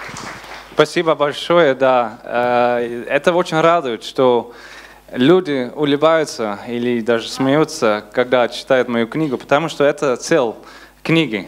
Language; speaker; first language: Russian; non-native, learner; Dutch